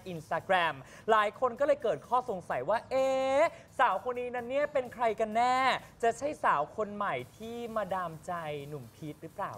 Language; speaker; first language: Thai; native; Thai